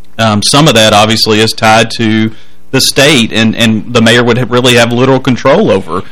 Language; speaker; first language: English; native; English